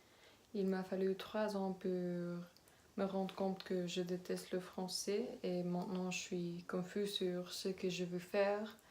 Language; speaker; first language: French; non-native, learner; Spanish